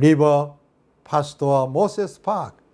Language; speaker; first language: German; non-native, fluent; Korean